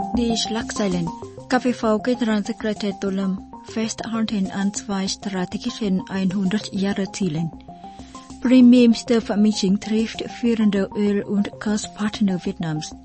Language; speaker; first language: German; non-native, fluent; Vietnamese